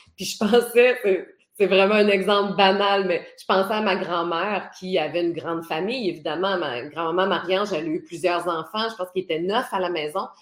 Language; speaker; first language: French; native; French